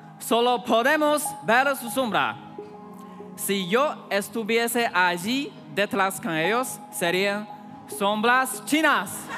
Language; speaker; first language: Spanish; non-native, learner; Chinese